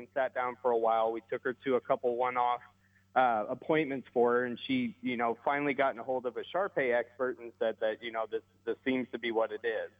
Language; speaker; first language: English; native; English